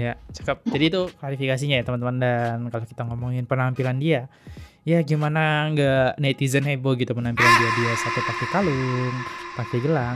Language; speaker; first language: Indonesian; native; Indonesian